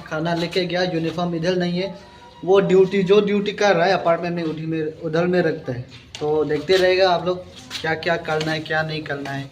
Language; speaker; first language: Hindi; non-native, local second language; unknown